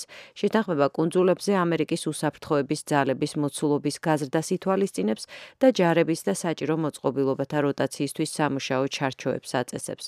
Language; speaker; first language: Georgian; native; Georgian